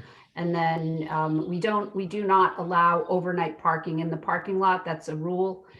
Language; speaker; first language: English; native; English